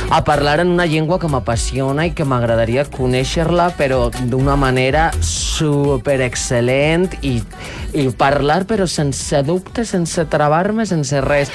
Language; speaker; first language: Catalan; non-native, local second language; Spanish